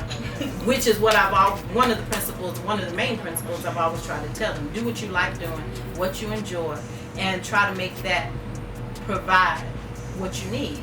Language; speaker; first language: English; native; English